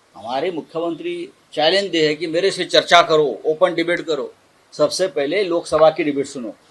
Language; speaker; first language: Hindi; non-native, local second language; Marathi